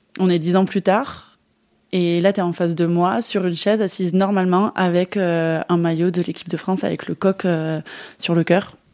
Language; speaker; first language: French; native; French